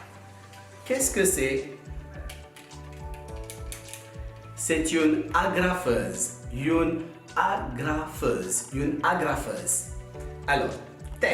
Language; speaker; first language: French; non-native, fluent; Tamil